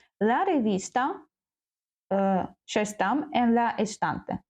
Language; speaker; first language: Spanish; non-native, learner; Ukrainian